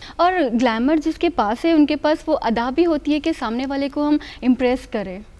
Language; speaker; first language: Hindi; native; Hindi